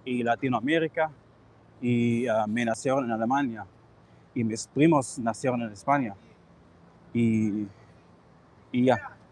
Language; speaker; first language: Spanish; non-native, learner; English